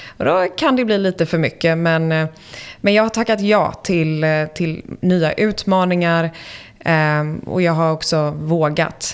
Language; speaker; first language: Swedish; native; Swedish